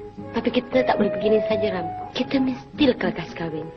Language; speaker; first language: Malay; native; Malay